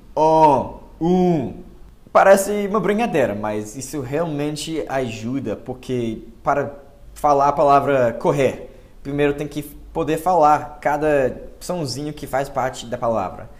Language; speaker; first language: Portuguese; non-native, fluent; English